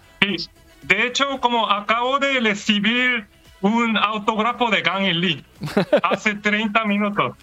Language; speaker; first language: Spanish; non-native, fluent; Korean